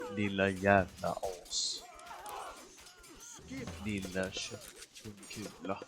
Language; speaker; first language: Swedish; native; Swedish